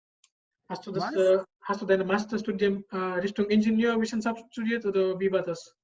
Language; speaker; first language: German; non-native, learner; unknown